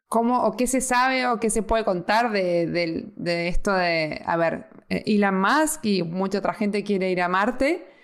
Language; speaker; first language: Spanish; native; Spanish